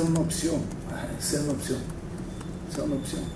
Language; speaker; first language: French; non-native, learner; Portuguese